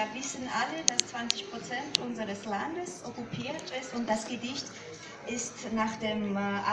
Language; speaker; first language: German; non-native, fluent; Georgian